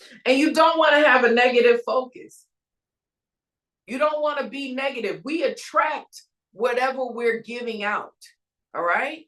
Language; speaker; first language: English; native; English